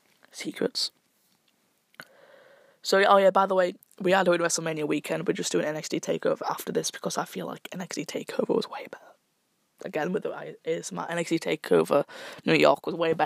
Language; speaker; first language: English; native; English